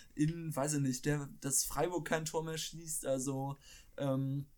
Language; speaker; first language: German; native; German